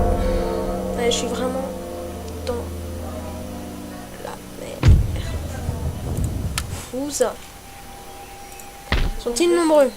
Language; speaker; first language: French; native; French